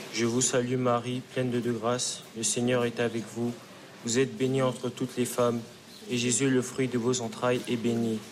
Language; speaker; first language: French; native; French